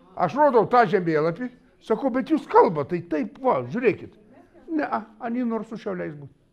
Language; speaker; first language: Lithuanian; native; Lithuanian